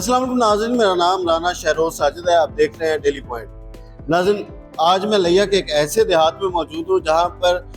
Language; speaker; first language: Urdu; native; Urdu